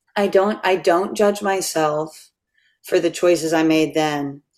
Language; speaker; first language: English; native; English